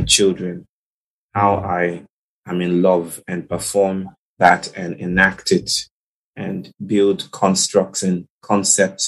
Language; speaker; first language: English; non-native, local second language; Yoruba